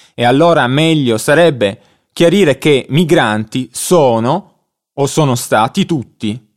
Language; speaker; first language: Italian; native; Italian